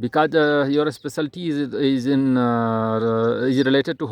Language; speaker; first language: English; non-native, local second language; Hindi